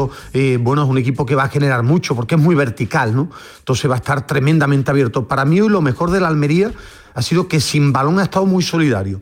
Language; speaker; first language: Spanish; native; Spanish